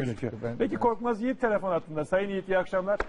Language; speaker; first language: Turkish; native; Turkish